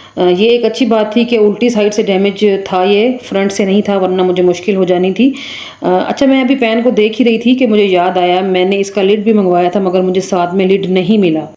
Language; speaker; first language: Urdu; native; Urdu